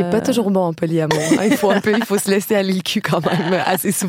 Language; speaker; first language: French; native; French